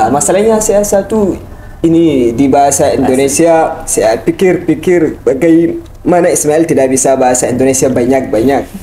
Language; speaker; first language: Indonesian; non-native, learner; Hausa